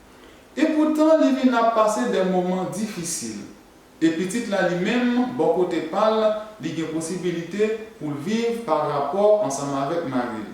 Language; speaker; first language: French; non-native, learner; Haitian Creole